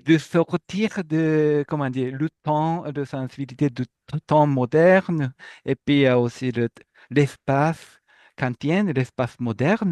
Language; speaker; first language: French; non-native, fluent; Japanese